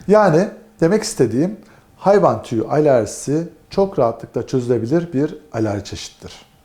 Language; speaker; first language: Turkish; native; Turkish